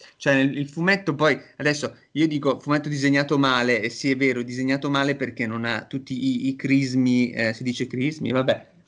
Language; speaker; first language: Italian; native; Italian